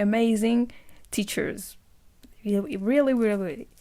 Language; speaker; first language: English; non-native, learner; French